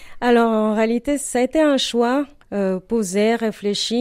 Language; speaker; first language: French; non-native, fluent; Spanish